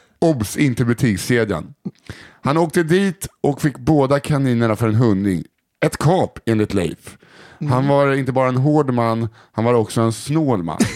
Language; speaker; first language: Swedish; native; Swedish